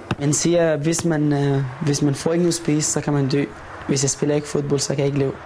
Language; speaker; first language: Danish; non-native, fluent; Arabic